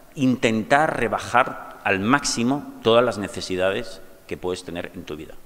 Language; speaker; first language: Spanish; native; Spanish